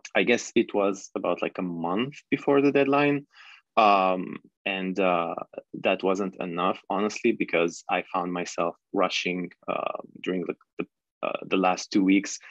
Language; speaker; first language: English; non-native, fluent; Arabic